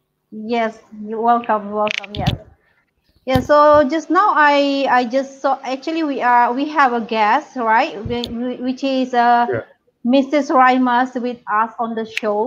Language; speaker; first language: English; non-native, local second language; Malay